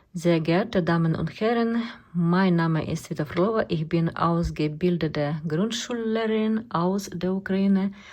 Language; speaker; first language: German; non-native, learner; Ukrainian